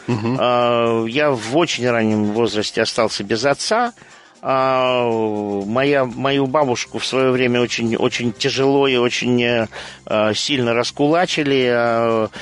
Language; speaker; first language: Russian; early bilingual, heritage; Russian